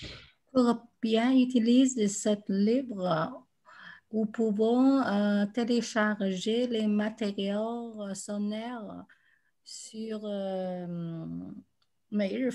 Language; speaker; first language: French; non-native, learner; Chinese